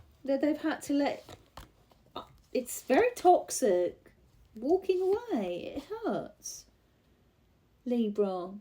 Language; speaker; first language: English; native; English